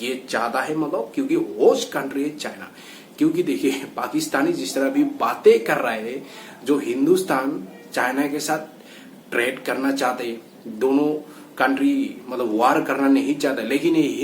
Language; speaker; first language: Hindi; non-native, local second language; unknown